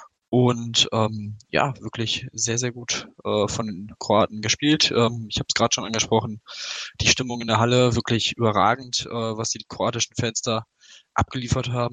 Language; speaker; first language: German; native; German